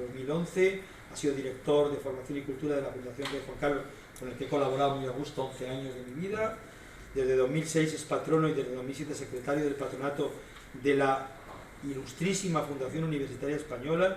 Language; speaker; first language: Spanish; native; Spanish